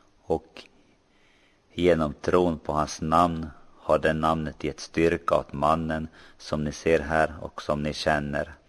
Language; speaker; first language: Swedish; non-native, local second language; Finnish